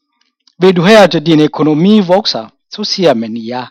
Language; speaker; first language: Danish; non-native, fluent; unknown